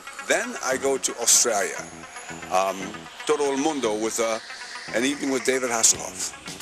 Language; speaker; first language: English; native; English